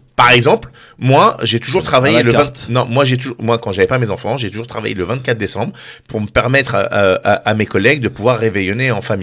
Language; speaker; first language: French; native; French